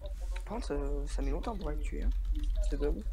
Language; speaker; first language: French; native; French